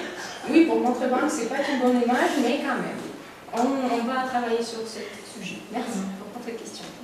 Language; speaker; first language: French; non-native, learner; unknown